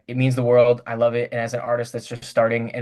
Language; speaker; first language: English; native; English